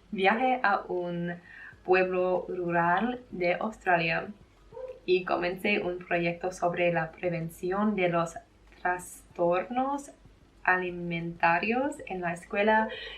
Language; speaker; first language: Spanish; non-native, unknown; English